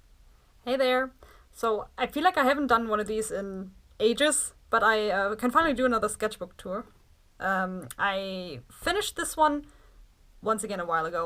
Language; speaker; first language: English; non-native, fluent; German